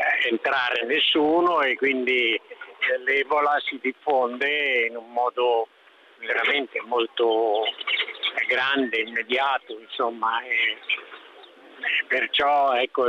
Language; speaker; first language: Italian; non-native, fluent; Swahili